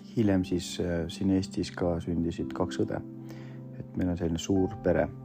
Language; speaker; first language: Estonian; early bilingual, other home language; Russian